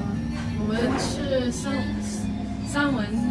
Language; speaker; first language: Chinese; non-native, learner; English